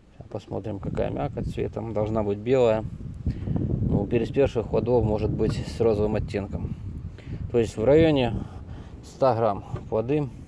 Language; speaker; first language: Russian; non-native, local second language; Ukrainian